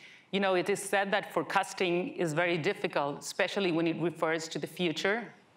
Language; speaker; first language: English; non-native, fluent; Spanish